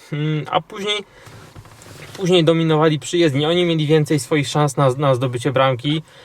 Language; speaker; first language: Polish; native; Polish